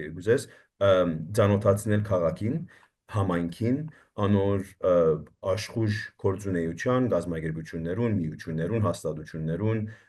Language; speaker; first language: Armenian; early bilingual, heritage; Armenian